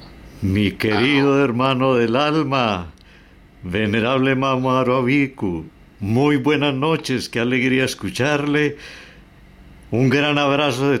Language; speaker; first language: Spanish; native; Spanish